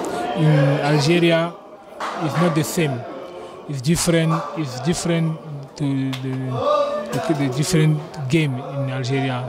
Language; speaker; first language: English; non-native, learner; French